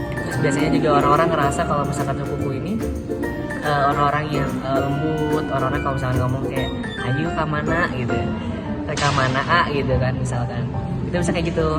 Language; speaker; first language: Indonesian; native; Indonesian